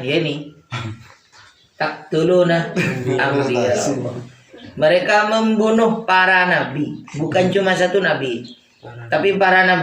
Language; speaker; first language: Indonesian; native; Indonesian